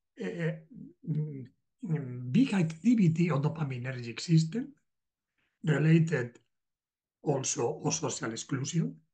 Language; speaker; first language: English; non-native, learner; Spanish